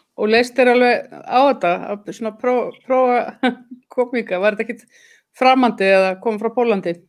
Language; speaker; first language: Icelandic; native; Icelandic